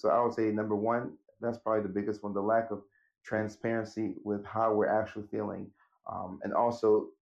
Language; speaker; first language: English; native; English